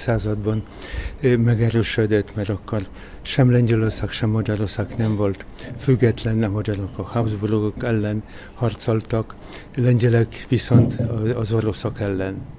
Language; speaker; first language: Hungarian; non-native, fluent; Polish